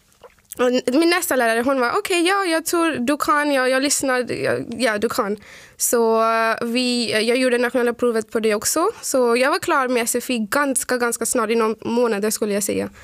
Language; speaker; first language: Swedish; non-native, fluent; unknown